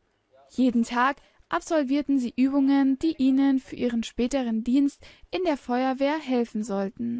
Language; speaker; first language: German; native; German